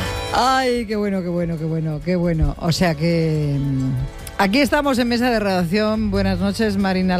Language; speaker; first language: Spanish; native; Spanish